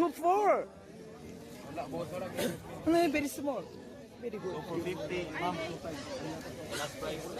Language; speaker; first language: English; non-native, learner; Korean